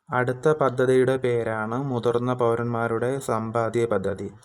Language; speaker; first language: Malayalam; native; Malayalam